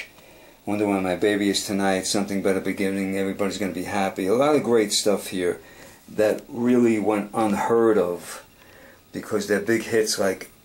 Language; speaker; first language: English; native; English